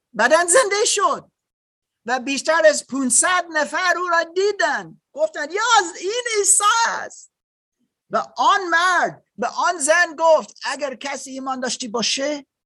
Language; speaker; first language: Persian; non-native, learner; German